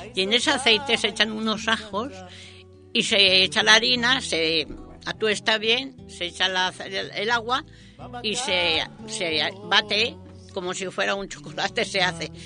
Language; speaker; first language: Spanish; native; Spanish